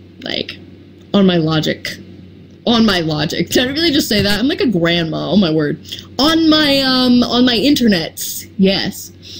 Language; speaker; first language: English; native; English